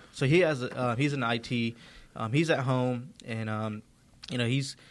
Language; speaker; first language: English; early bilingual, other home language; Hindi